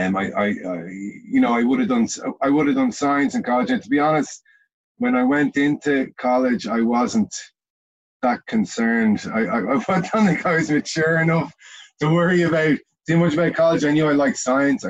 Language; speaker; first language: English; native; English